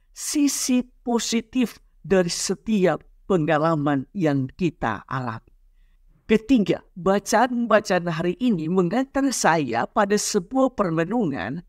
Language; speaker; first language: Indonesian; native; Indonesian